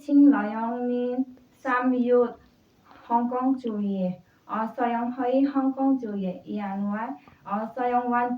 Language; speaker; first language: Cantonese; non-native, learner; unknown